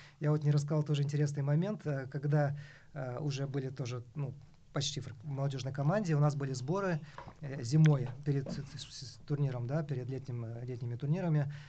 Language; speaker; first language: Russian; native; Russian